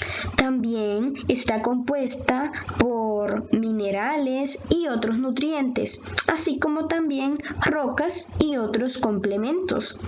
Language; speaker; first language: Spanish; native; Spanish